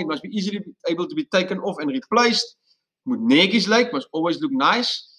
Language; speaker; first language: English; non-native, local second language; Afrikaans